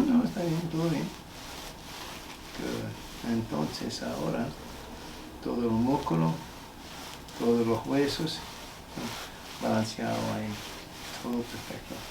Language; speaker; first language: Spanish; early bilingual, heritage; Spanish